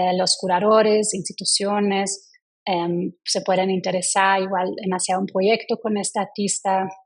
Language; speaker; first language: Spanish; non-native, fluent; German